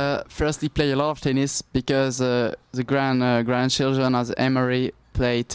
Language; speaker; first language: English; non-native, learner; French